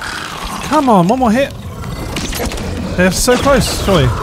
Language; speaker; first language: English; native; English